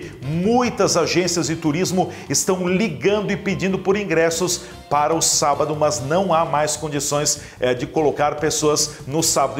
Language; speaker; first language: Portuguese; native; Portuguese